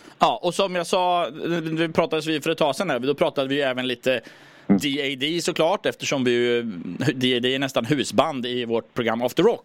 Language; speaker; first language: Swedish; native; Swedish